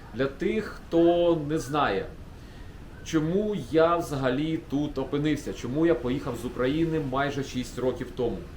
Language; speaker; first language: Ukrainian; non-native, local second language; Russian